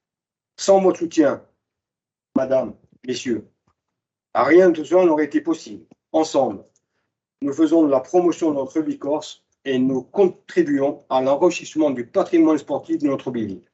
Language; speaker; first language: French; native; French